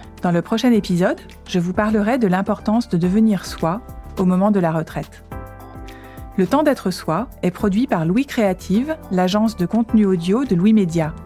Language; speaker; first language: French; native; French